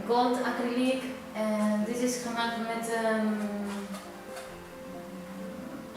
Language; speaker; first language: Dutch; non-native, learner; Spanish